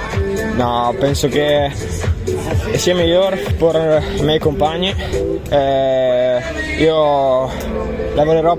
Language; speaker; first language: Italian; non-native, learner; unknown